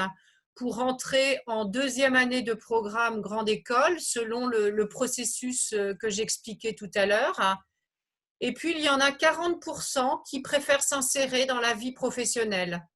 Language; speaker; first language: French; native; French